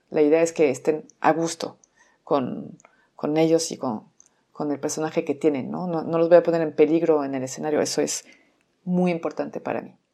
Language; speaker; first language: Spanish; non-native, fluent; French